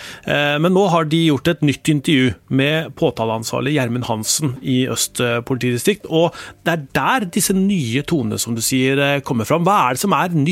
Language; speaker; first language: Norwegian; native; Norwegian